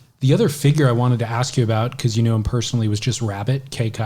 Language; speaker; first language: English; native; English